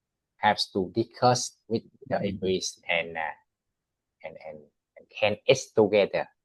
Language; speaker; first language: English; non-native, learner; Vietnamese